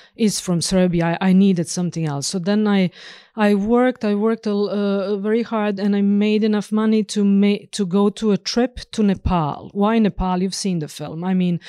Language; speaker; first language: English; non-native, fluent; Serbian